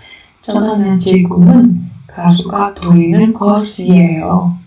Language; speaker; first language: Korean; non-native, learner; Indonesian